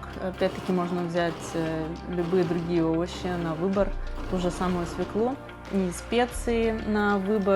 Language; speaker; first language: Russian; native; Russian